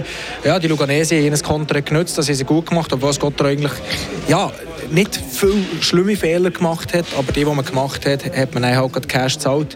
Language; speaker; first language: German; native; German